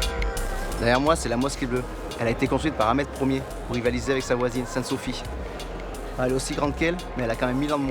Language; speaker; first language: French; native; French